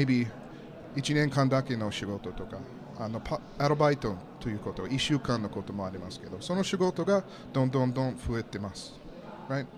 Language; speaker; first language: Japanese; non-native, learner; English